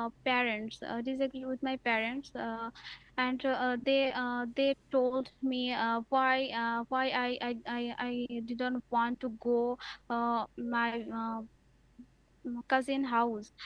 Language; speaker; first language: English; non-native, learner; Bangla